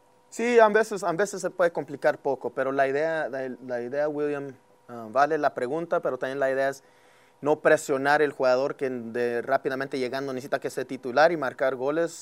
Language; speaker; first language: Spanish; early bilingual, heritage; Spanish